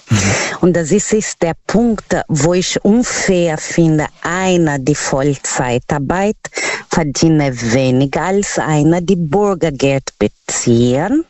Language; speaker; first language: German; non-native, learner; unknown